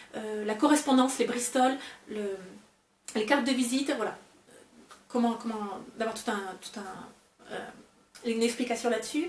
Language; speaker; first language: French; native; French